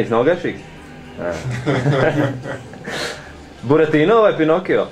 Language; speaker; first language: Latvian; native; Latvian